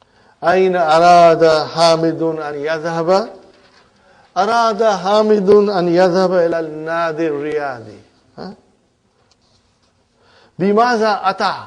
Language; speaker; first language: Arabic; non-native, fluent; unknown